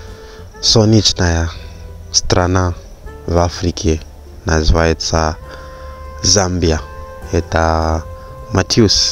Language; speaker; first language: Russian; non-native, fluent; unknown